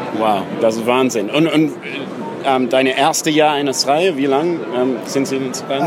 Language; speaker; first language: German; non-native, learner; English